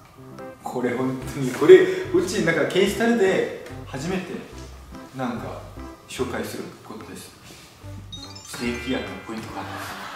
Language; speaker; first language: Japanese; non-native, learner; Korean